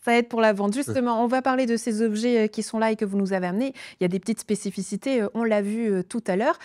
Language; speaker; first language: French; native; French